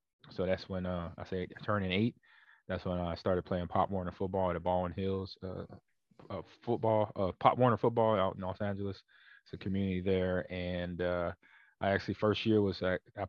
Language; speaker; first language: English; native; English